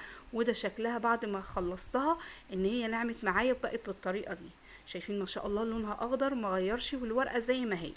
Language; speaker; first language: Arabic; native; Arabic